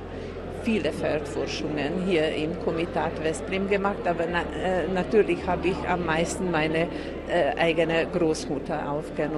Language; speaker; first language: German; non-native, local second language; Hungarian